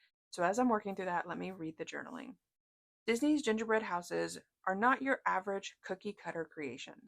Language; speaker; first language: English; native; English